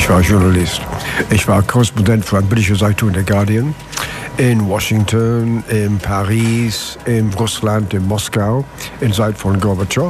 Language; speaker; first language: German; non-native, learner; English